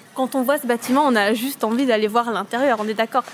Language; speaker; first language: French; native; French